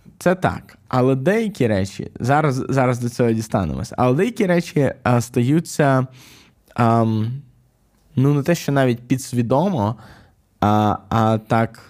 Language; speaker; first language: Ukrainian; native; Ukrainian